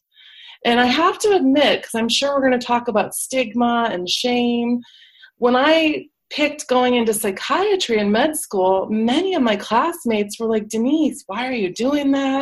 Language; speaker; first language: English; native; English